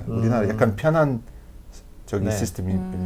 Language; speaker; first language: Korean; non-native, learner; English